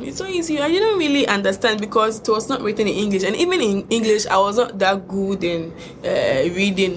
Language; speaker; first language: English; non-native, local second language; Akan